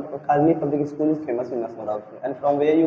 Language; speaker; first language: English; non-native, learner; Hindi